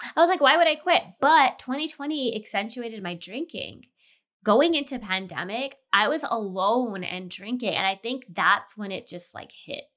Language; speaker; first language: English; native; English